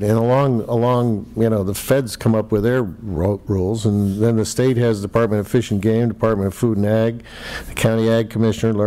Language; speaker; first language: English; native; English